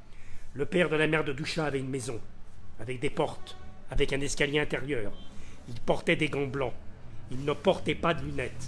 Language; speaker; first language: French; native; French